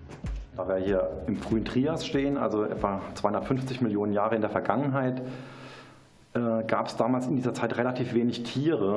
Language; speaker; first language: German; native; German